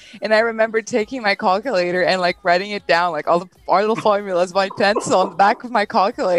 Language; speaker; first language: English; early bilingual, other home language; Portuguese